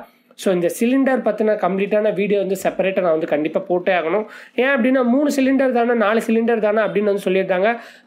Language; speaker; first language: Tamil; native; Tamil